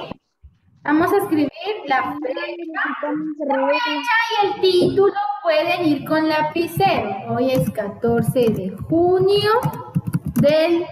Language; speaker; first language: Spanish; native; Spanish